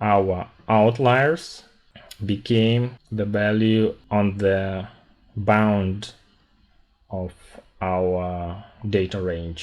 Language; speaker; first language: English; non-native, fluent; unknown